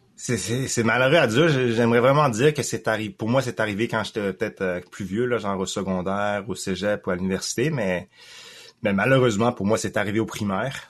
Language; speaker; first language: French; early bilingual, other home language; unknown